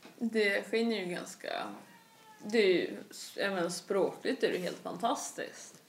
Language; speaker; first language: Swedish; early bilingual, other home language; Russian